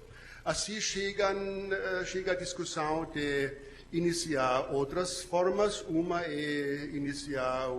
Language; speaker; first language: Portuguese; non-native, learner; German